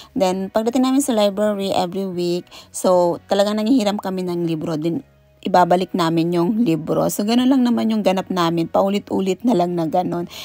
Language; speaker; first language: Filipino; native; Filipino